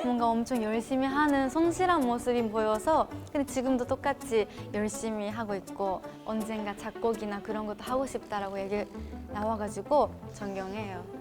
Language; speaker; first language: Korean; non-native, fluent; Japanese